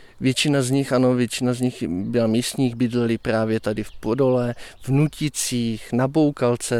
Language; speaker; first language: Czech; native; Czech